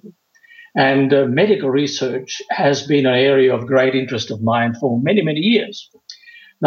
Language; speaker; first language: English; non-native, fluent; German